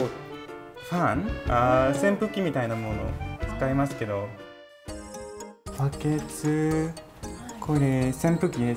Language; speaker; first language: Japanese; non-native, fluent; English